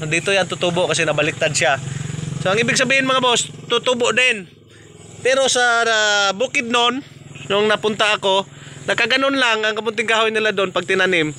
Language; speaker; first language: Filipino; non-native, local second language; Cebuano